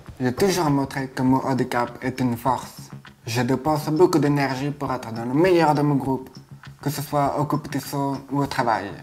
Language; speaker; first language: French; native; French